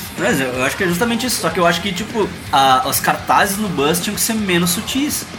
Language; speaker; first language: Portuguese; native; Portuguese